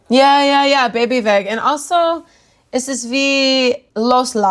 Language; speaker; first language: German; non-native, learner; English